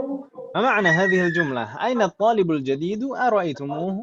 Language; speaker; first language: Arabic; non-native, fluent; Indonesian